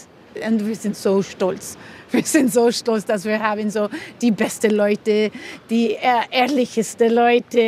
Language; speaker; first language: German; non-native, fluent; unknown